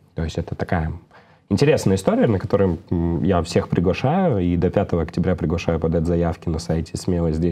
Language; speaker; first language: Russian; native; Russian